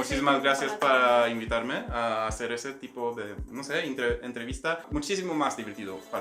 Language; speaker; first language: Spanish; non-native, fluent; Swedish